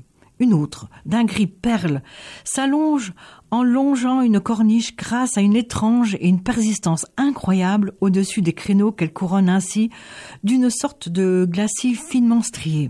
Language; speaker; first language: French; native; French